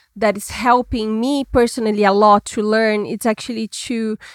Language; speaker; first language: English; non-native, fluent; Portuguese